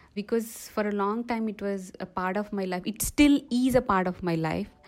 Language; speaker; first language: English; non-native, local second language; Telugu